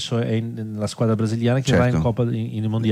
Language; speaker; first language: Italian; non-native, fluent; Portuguese